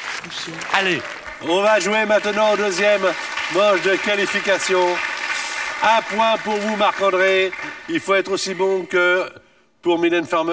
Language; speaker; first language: French; native; French